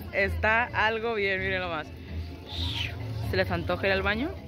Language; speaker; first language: Spanish; native; Spanish